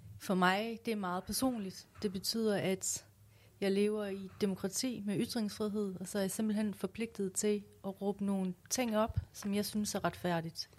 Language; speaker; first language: Danish; non-native, fluent; Persian